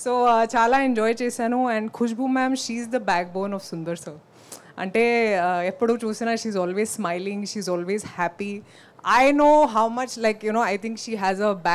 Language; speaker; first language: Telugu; non-native, fluent; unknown